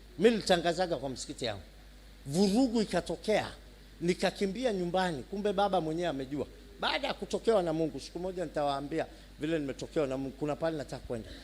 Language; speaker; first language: Swahili; non-native, fluent; Somali